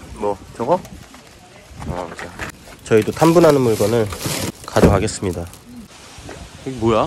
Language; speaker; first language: Korean; native; Korean